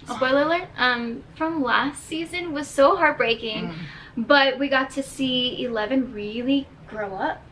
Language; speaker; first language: English; native; English